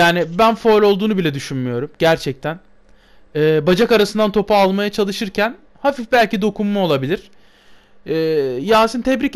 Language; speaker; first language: Turkish; native; Turkish